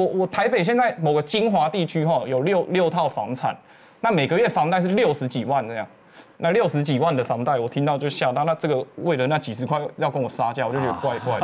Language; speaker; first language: Chinese; native; Chinese